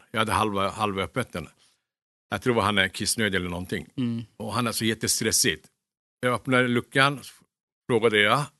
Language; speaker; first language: Swedish; non-native, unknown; Turkish